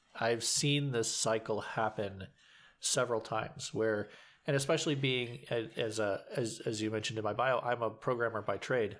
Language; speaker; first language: English; native; English